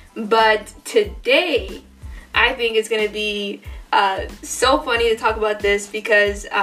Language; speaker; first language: English; early bilingual, other home language; Spanish